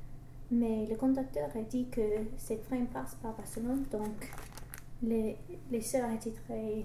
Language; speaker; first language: French; non-native, learner; English